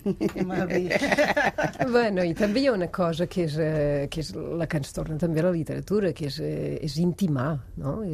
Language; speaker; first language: Catalan; non-native, fluent; French